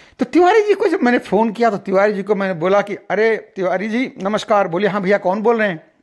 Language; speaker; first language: Hindi; native; Hindi